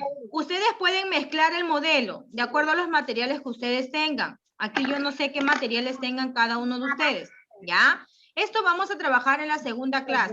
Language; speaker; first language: Spanish; native; Spanish